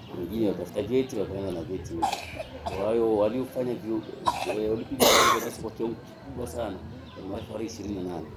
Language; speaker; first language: Swahili; native; Swahili